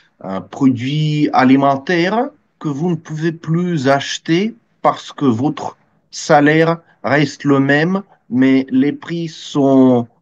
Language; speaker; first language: French; non-native, fluent; Russian